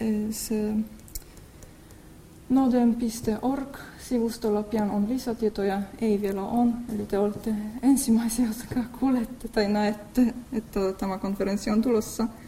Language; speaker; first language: Finnish; non-native, fluent; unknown